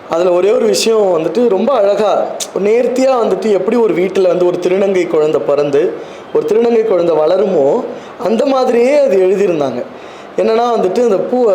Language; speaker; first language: Tamil; native; Tamil